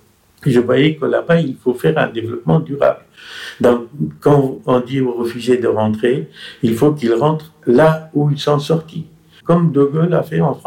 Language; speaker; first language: French; non-native, fluent; Persian